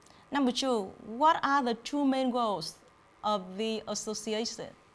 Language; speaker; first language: English; non-native, fluent; Vietnamese